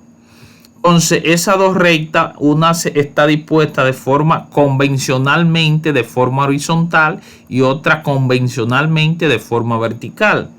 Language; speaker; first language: Spanish; native; Spanish